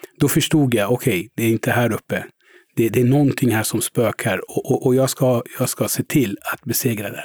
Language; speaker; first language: Swedish; early bilingual, other home language; Persian